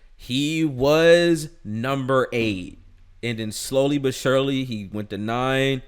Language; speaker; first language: English; native; English